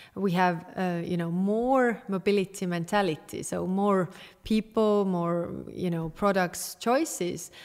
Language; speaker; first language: English; non-native, fluent; Estonian